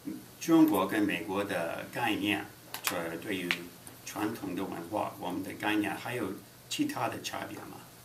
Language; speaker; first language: Chinese; non-native, fluent; English